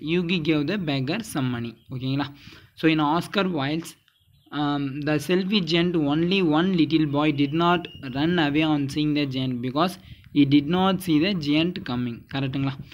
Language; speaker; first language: English; non-native, local second language; Tamil